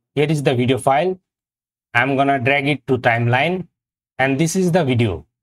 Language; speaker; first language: English; non-native, local second language; Bangla